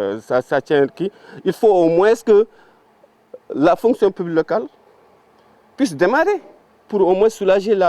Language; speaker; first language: French; non-native, local second language; Fula